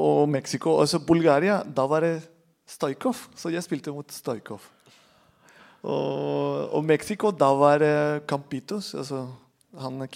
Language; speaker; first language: Norwegian; non-native, fluent; Spanish